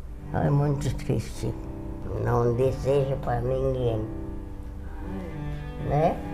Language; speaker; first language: Portuguese; non-native, fluent; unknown